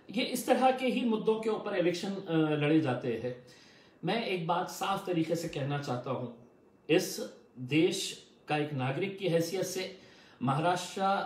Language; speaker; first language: Hindi; non-native, local second language; Urdu